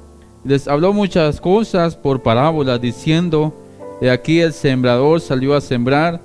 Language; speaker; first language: Spanish; native; Spanish